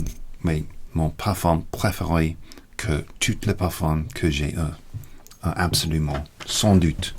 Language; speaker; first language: French; non-native, learner; English